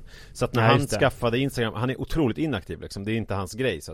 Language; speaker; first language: Swedish; native; Swedish